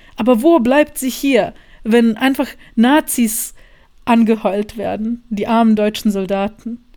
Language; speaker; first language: German; non-native, fluent; Bosnian